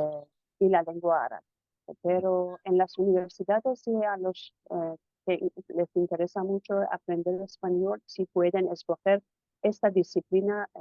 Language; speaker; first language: Spanish; non-native, fluent; Persian